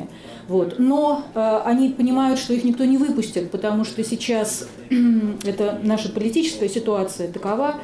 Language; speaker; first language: Russian; native; Russian